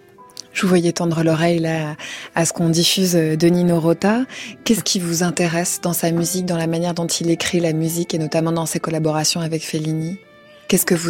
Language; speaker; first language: French; native; French